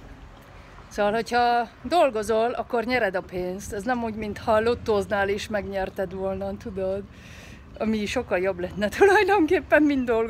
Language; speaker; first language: Hungarian; early bilingual, heritage; Hungarian